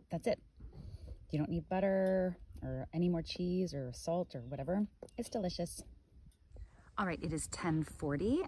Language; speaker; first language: English; native; English